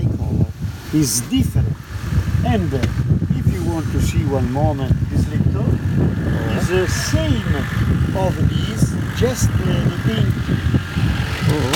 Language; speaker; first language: English; non-native, learner; Italian